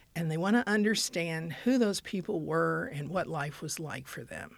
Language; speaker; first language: English; native; English